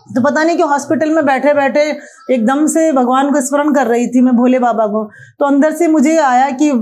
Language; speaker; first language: Hindi; native; Hindi